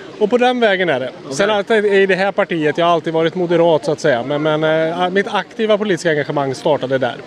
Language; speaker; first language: Swedish; native; Swedish